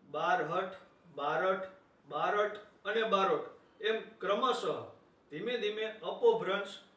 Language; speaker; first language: Gujarati; native; Gujarati